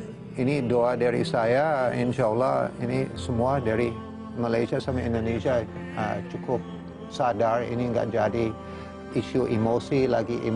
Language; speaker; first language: Indonesian; non-native, fluent; English